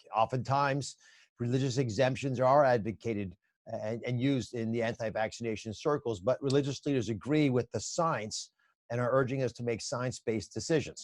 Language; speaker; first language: English; native; English